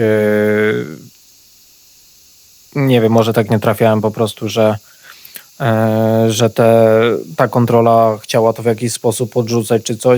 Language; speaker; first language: Polish; native; Polish